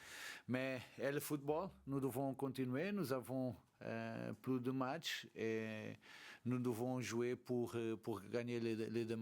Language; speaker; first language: French; non-native, learner; Portuguese